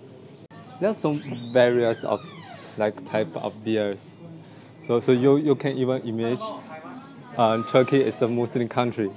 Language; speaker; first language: English; non-native, learner; Chinese